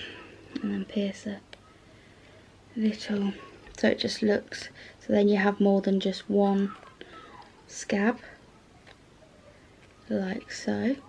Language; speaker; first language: English; native; English